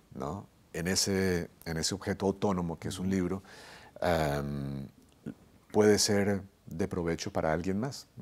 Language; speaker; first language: Spanish; native; Spanish